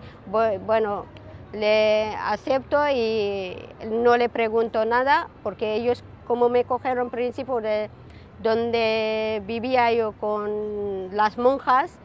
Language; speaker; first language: Spanish; non-native, learner; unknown